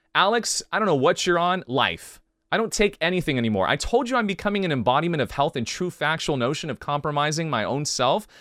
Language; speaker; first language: English; native; English